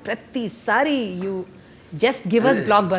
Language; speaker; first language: Telugu; native; Telugu